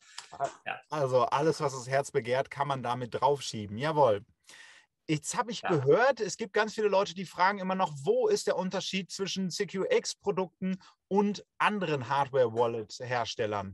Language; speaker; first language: German; native; German